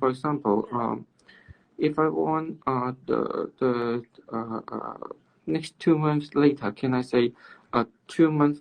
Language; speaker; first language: English; non-native, learner; Cantonese